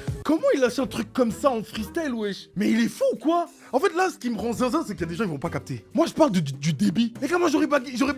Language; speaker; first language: French; native; French